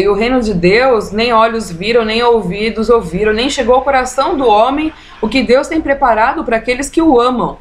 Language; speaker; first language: Portuguese; native; Portuguese